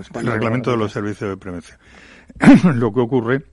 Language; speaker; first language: Spanish; native; Spanish